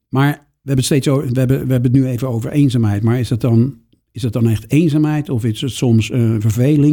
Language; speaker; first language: Dutch; native; Dutch